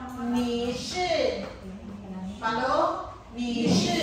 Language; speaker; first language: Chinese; non-native, fluent; Filipino